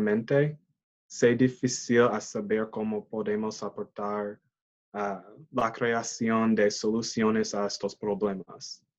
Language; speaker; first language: Spanish; non-native, learner; English